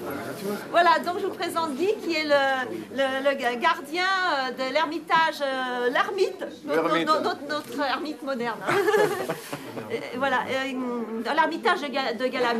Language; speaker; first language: French; native; French